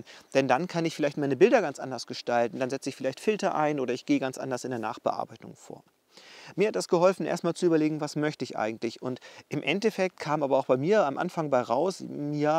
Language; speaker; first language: German; native; German